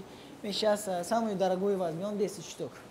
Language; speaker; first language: Russian; non-native, fluent; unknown